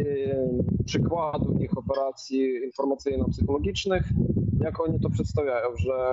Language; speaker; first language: Polish; non-native, fluent; Ukrainian